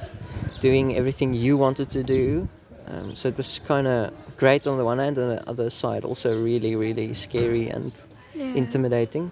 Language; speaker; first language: English; non-native, local second language; Afrikaans